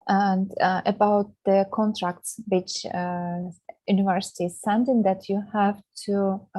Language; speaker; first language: English; non-native, fluent; Russian